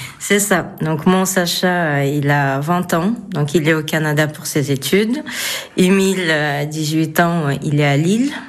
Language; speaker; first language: French; non-native, fluent; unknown